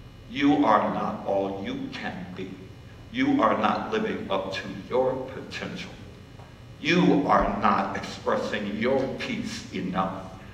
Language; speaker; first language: English; native; English